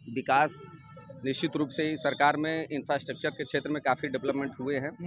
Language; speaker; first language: Hindi; native; Hindi